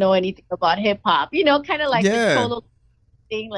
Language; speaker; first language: English; native; English